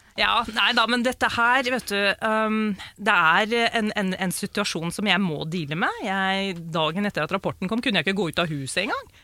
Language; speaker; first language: Norwegian; early bilingual, other home language; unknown